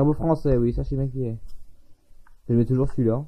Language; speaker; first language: French; native; French